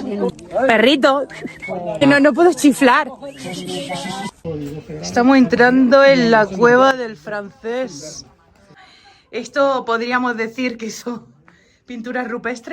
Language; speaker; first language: Spanish; native; Spanish